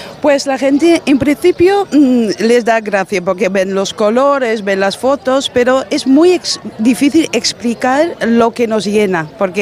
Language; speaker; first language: Spanish; non-native, fluent; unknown